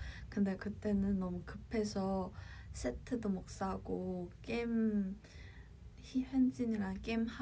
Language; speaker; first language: Korean; non-native, fluent; Cantonese